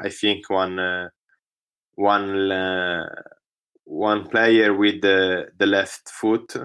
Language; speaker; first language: English; non-native, learner; Italian